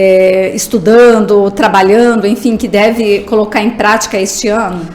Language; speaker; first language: Portuguese; native; Portuguese